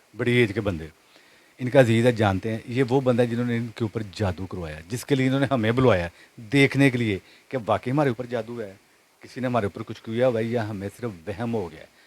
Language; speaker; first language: Hindi; non-native, local second language; Punjabi